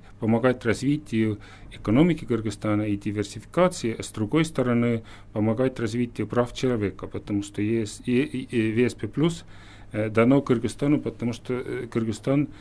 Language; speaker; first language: Russian; non-native, fluent; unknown